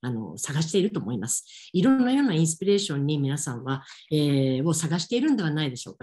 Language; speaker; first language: Japanese; native; Japanese